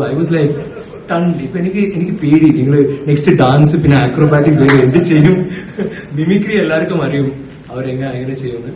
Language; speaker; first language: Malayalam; non-native, learner; Tamil